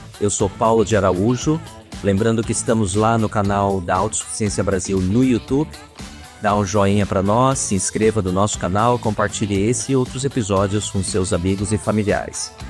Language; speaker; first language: Portuguese; native; Portuguese